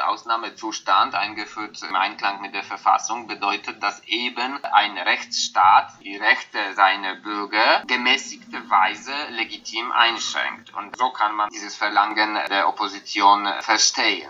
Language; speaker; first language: German; non-native, fluent; Polish